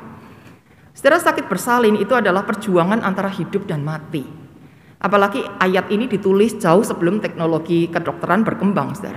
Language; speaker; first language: Indonesian; native; Indonesian